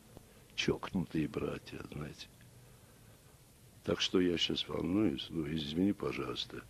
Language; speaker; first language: Russian; non-native, local second language; Armenian